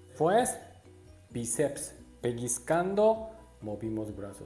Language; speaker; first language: Spanish; non-native, learner; Japanese